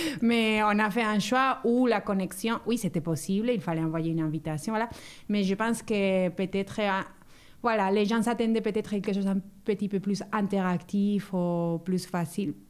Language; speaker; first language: French; non-native, fluent; Spanish